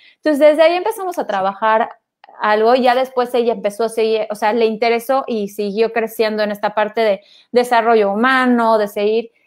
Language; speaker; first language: Spanish; native; Spanish